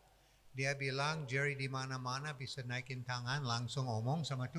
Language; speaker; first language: Indonesian; non-native, fluent; English